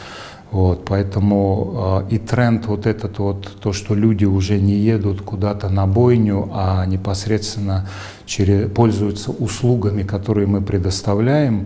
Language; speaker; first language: Russian; native; Russian